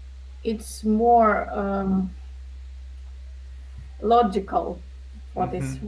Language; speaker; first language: English; non-native, learner; Russian